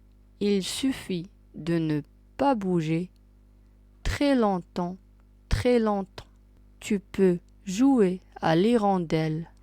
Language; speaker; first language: French; non-native, local second language; Arabic